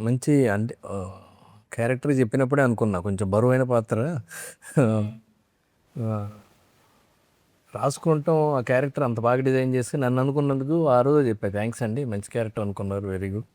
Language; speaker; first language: Telugu; native; Telugu